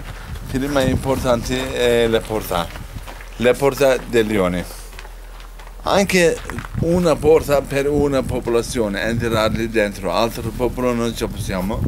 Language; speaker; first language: Italian; non-native, learner; Turkish